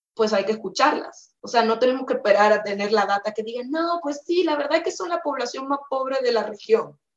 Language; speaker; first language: Spanish; native; Spanish